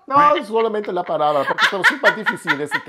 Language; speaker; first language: Spanish; non-native, learner; German